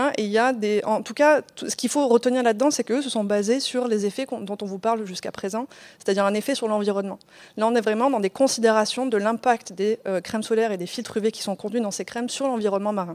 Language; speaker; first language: French; native; French